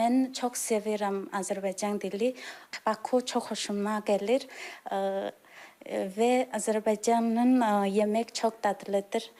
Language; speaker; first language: Azerbaijani; non-native, learner; Chinese